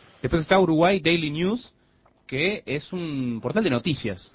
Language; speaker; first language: Spanish; native; Spanish